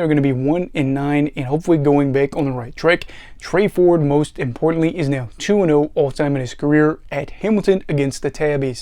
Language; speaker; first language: English; native; English